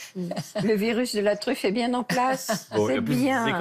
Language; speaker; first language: French; native; French